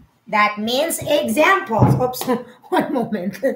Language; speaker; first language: English; non-native, local second language; Filipino